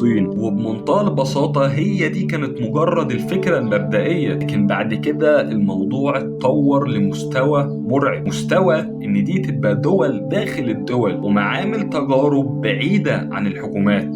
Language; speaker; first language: Arabic; native; Arabic